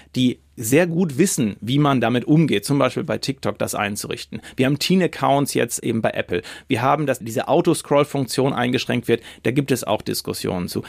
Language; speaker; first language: German; native; German